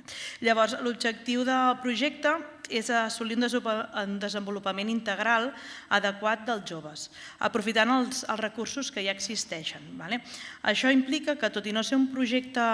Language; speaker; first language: Catalan; native; Catalan